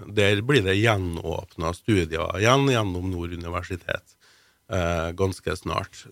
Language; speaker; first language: Norwegian; native; Norwegian